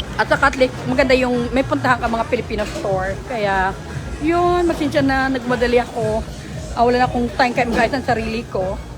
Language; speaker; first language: Filipino; non-native, local second language; Hiligaynon